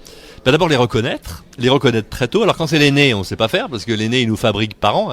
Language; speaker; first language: French; native; French